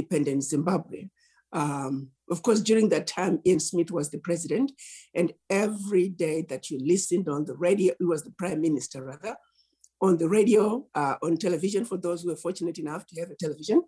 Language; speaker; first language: English; non-native, local second language; Shona